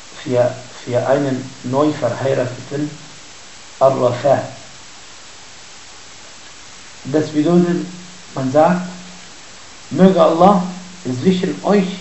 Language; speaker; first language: German; non-native, fluent; Arabic